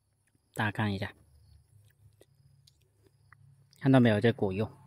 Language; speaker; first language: Chinese; non-native, local second language; Cantonese